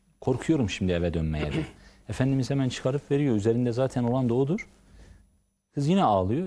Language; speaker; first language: Turkish; native; Turkish